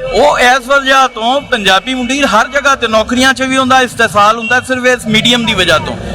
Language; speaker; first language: Punjabi; native; Punjabi